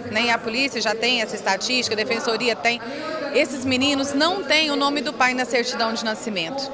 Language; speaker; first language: Portuguese; native; Portuguese